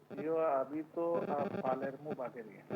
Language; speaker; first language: Italian; non-native, learner; Bangla